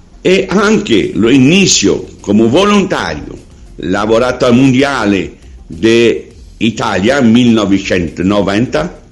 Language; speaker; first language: Italian; non-native, learner; Portuguese